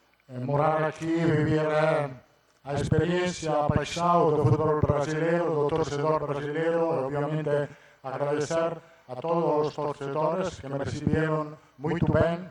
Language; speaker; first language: Spanish; non-native, fluent; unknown